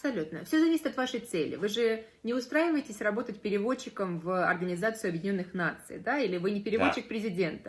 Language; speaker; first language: Russian; native; Russian